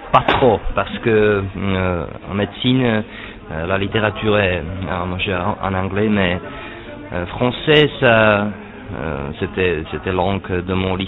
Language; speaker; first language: French; non-native, learner; Czech